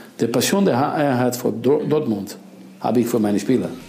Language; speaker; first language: German; non-native, fluent; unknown